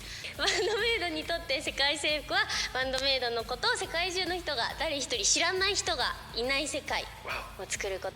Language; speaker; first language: Japanese; native; Japanese